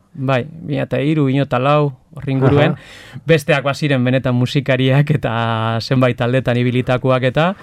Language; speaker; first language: Basque; non-native, local second language; Spanish